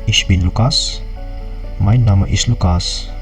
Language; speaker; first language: German; non-native, learner; Marathi